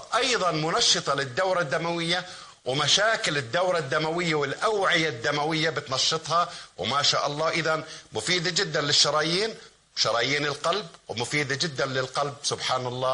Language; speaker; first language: Arabic; native; Arabic